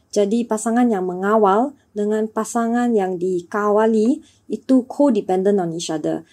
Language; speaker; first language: Malay; non-native, local second language; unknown